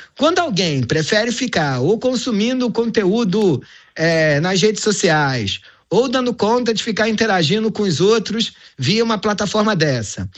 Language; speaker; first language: Portuguese; native; Portuguese